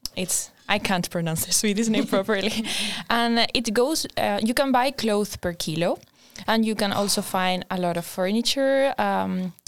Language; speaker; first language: English; non-native, fluent; Spanish